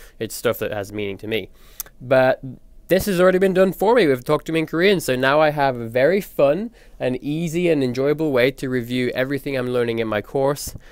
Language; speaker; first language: English; native; English